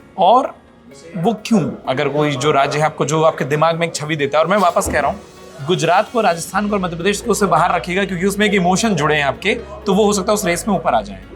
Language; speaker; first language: Hindi; native; Hindi